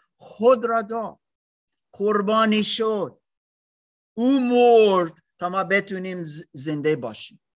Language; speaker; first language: Persian; non-native, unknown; English